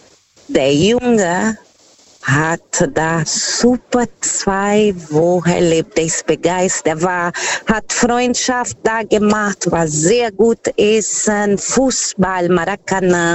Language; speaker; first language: German; non-native, learner; Portuguese